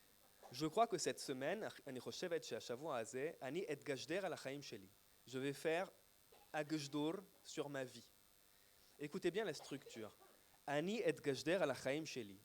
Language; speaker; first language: French; native; French